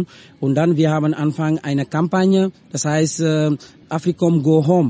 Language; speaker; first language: German; non-native, learner; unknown